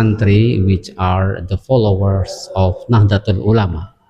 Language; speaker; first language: English; non-native, fluent; Indonesian